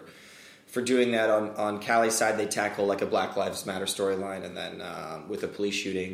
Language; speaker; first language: English; native; English